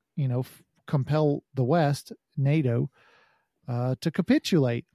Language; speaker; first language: English; native; English